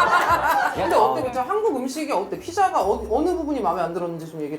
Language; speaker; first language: Korean; native; Korean